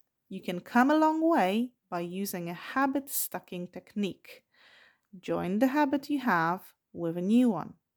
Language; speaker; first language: English; non-native, fluent; Polish